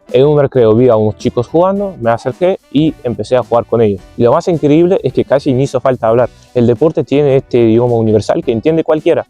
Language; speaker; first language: Spanish; non-native, fluent; Ukrainian